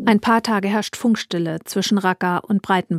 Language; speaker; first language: German; native; German